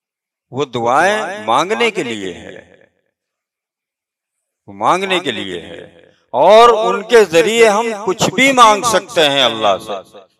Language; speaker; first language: Urdu; native; Urdu